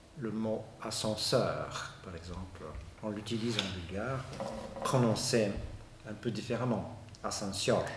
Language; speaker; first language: French; non-native, fluent; Bulgarian